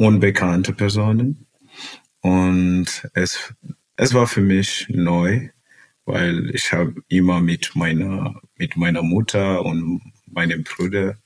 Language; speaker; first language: German; non-native, fluent; Portuguese